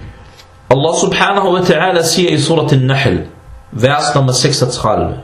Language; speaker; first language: Danish; non-native, fluent; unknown